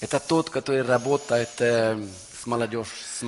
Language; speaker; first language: Russian; non-native, learner; Norwegian